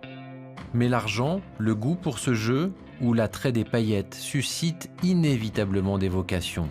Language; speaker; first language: French; native; French